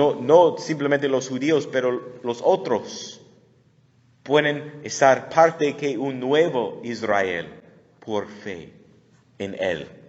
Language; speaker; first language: Spanish; non-native, learner; English